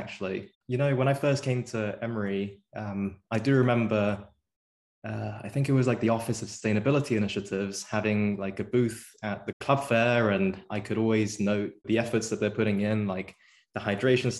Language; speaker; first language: English; native; English